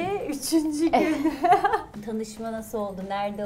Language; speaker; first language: Turkish; native; Turkish